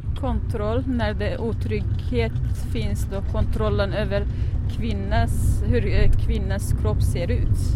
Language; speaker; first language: Swedish; non-native, fluent; Arabic